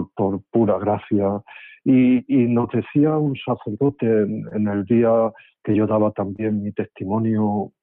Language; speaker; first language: Spanish; native; Spanish